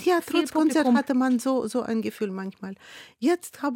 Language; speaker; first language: German; non-native, fluent; Russian